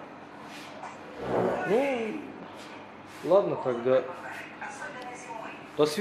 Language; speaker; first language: Russian; non-native, learner; Turkish